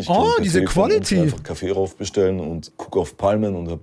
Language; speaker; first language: German; native; German